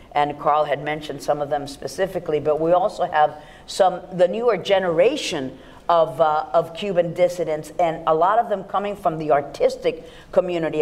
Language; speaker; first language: English; early bilingual, other home language; Spanish